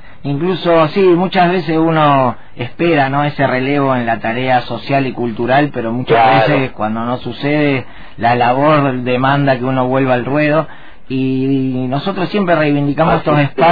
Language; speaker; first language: Spanish; native; Spanish